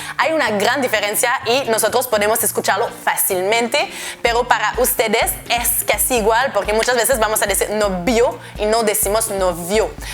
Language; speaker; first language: Spanish; non-native, fluent; French